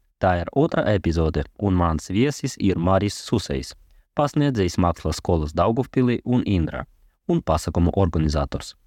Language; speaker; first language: Latvian; non-native, local second language; Russian